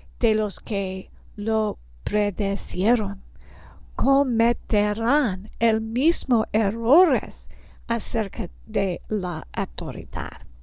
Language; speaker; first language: Spanish; non-native, learner; English